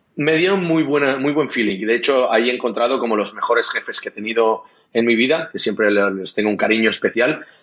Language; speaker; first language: Spanish; non-native, local second language; Catalan